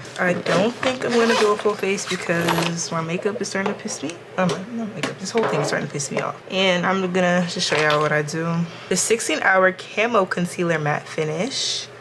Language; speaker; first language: English; native; English